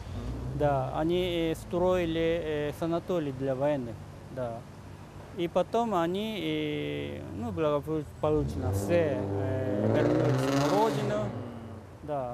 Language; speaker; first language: Russian; non-native, fluent; Japanese